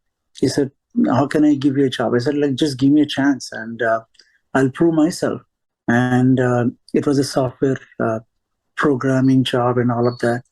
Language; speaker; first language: English; non-native, local second language; Telugu